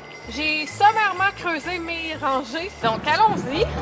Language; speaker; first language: French; native; French